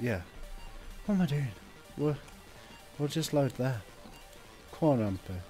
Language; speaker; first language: English; native; English